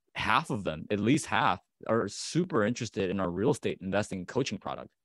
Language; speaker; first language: English; native; English